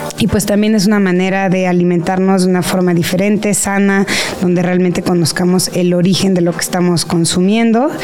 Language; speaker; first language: Spanish; native; Spanish